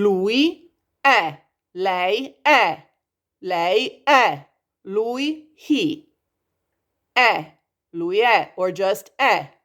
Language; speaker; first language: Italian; non-native, fluent; English